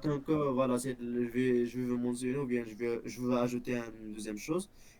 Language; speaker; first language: French; non-native, local second language; Berber languages